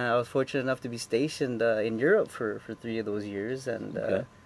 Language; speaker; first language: English; native; English